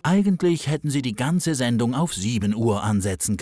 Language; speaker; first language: German; native; German